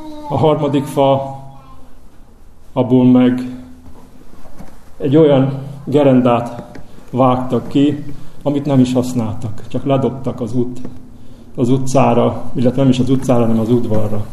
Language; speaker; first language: Hungarian; native; Hungarian